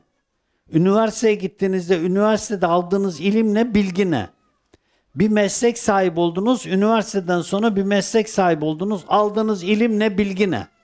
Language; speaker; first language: Turkish; native; Turkish